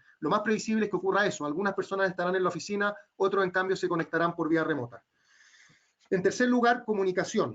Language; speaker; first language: Spanish; native; Spanish